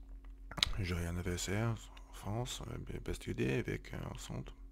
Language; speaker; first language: French; non-native, learner; English